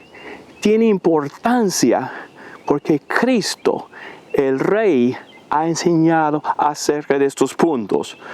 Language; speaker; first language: Spanish; non-native, fluent; English